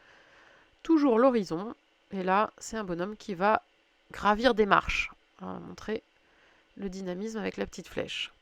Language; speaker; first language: French; native; French